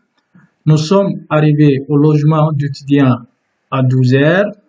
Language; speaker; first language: French; non-native, fluent; Turkish